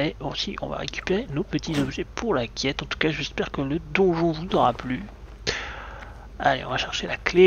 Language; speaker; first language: French; native; French